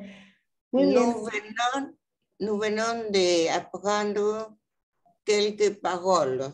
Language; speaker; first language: French; non-native, learner; Spanish